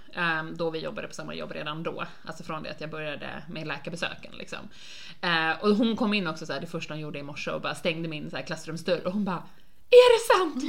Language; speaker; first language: Swedish; native; Swedish